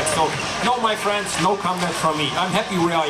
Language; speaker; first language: English; non-native, fluent; German